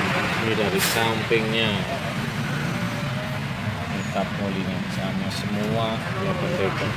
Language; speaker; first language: Indonesian; non-native, local second language; Javanese